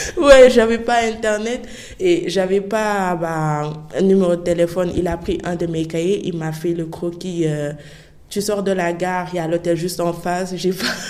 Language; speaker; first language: French; non-native, local second language; Wolof